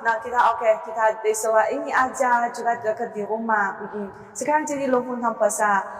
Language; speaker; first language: Indonesian; non-native, learner; Chinese